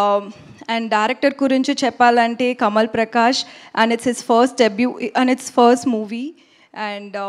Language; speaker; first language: Telugu; non-native, local second language; Tamil